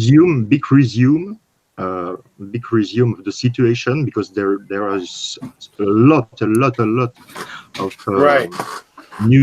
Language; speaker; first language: English; non-native, learner; French